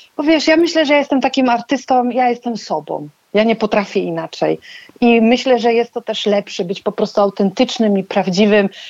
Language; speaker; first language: Polish; early bilingual, heritage; Polish